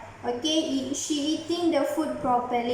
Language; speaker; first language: English; non-native, learner; Malay